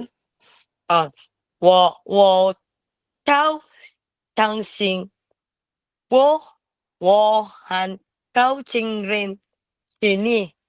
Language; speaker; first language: Chinese; non-native, learner; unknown